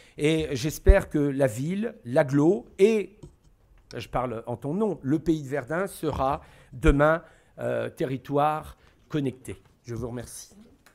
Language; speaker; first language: French; native; French